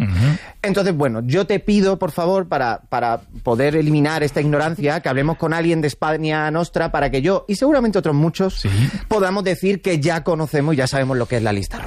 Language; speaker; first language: Spanish; native; Spanish